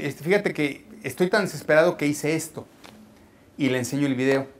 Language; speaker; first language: Spanish; native; Spanish